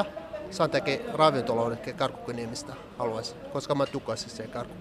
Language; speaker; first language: Finnish; non-native, learner; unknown